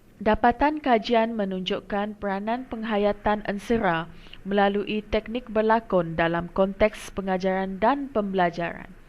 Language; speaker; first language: Malay; non-native, local second language; Iban